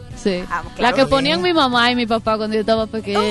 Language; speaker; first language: Spanish; native; Spanish